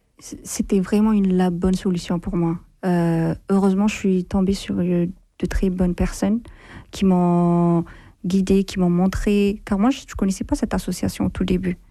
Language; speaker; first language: French; non-native, fluent; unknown